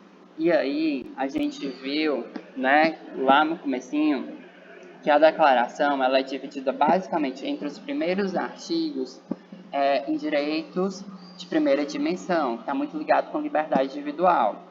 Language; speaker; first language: Portuguese; native; Portuguese